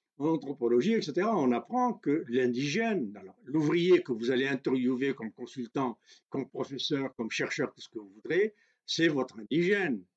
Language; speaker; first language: French; non-native, local second language; Kabyle